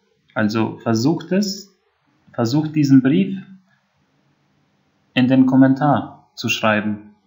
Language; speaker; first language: German; non-native, fluent; Albanian